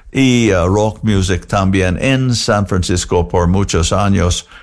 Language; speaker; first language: Spanish; non-native, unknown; English